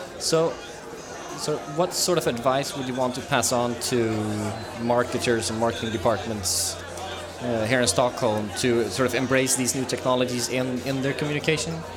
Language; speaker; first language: English; non-native, fluent; Swedish